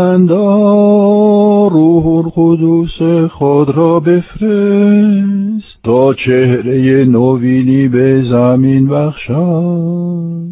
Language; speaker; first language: Persian; non-native, fluent; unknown